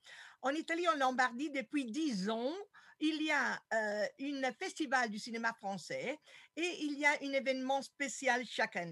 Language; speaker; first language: French; non-native, fluent; Italian